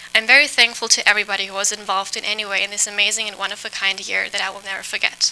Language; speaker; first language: English; non-native, fluent; German